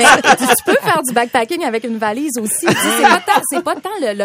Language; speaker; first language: French; native; French